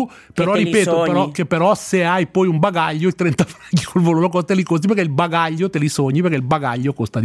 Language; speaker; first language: Italian; native; Italian